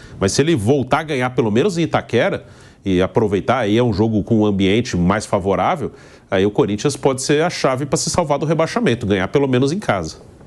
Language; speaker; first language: Portuguese; native; Portuguese